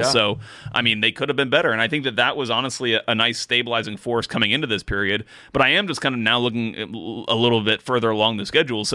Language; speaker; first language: English; native; English